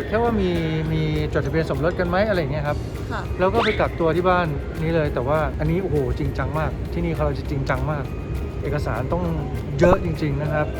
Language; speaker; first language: Thai; native; Thai